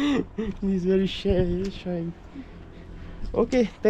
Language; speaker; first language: English; non-native, learner; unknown